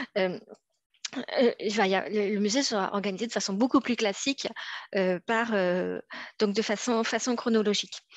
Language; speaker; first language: French; native; French